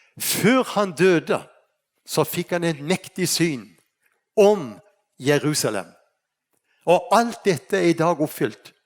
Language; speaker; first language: Norwegian; native; Norwegian